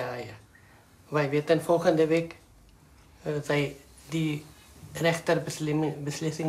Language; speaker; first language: Dutch; non-native, learner; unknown